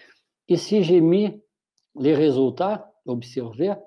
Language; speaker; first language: French; non-native, fluent; Portuguese